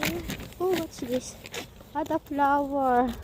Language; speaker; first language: English; non-native, learner; Filipino